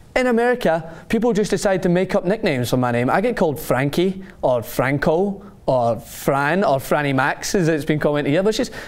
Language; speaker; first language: English; native; English